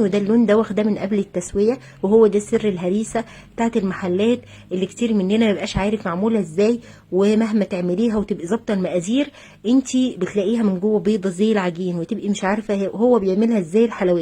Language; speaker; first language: Arabic; native; Arabic